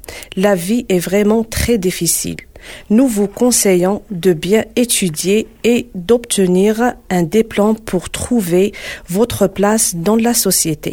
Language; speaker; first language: French; non-native, learner; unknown